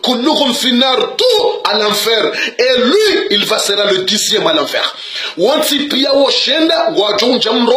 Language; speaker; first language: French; non-native, learner; Comorian